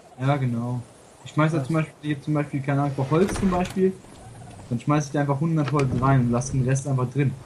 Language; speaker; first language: German; native; German